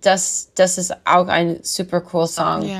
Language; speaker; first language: German; non-native, learner; English